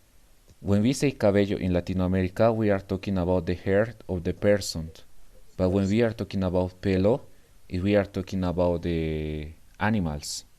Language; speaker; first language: English; non-native, learner; Spanish